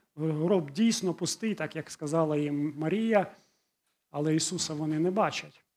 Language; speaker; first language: Ukrainian; non-native, local second language; Russian